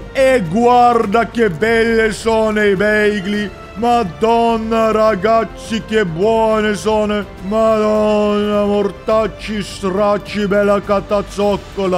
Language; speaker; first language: Italian; non-native, learner; English